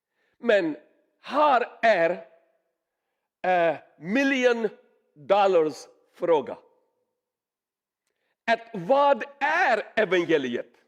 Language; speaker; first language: Swedish; non-native, learner; Urdu